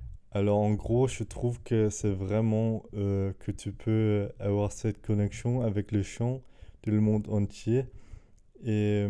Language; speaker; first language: French; non-native, fluent; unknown